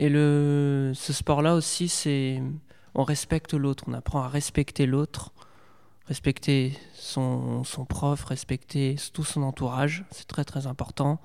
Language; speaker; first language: French; native; French